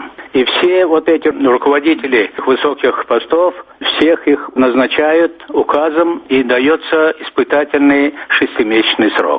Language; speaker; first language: Russian; non-native, local second language; Turkmen